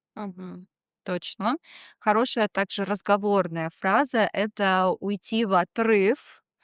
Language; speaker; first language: Russian; native; Russian